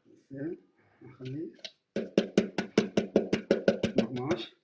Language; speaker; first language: Arabic; native; Arabic